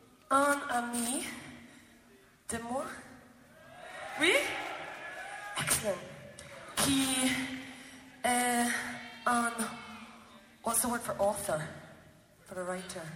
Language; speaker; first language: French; non-native, learner; English